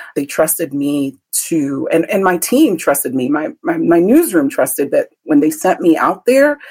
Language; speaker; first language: English; early bilingual, other home language; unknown